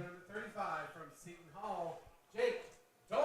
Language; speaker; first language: English; native; English